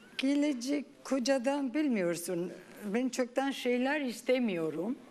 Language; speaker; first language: Turkish; non-native, learner; Armenian